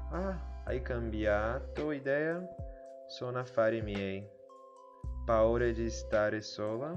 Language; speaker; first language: Italian; non-native, learner; Portuguese